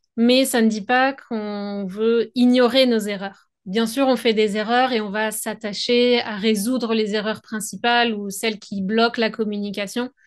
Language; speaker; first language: French; native; French